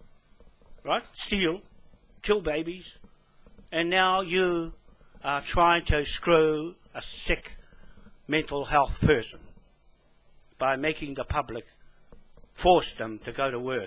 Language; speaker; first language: English; native; English